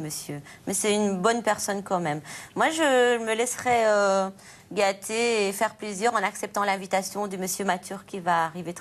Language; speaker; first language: French; native; French